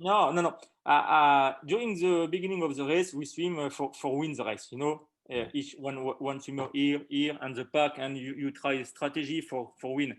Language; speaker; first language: English; non-native, learner; French